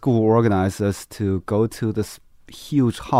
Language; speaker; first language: English; non-native, fluent; Chinese